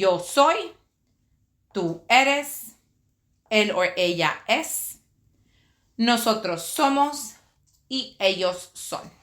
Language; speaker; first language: Spanish; early bilingual, heritage; Spanish